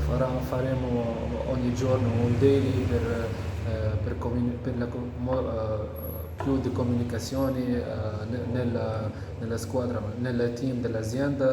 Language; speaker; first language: Italian; non-native, learner; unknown